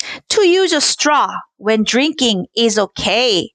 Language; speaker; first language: English; non-native, fluent; Korean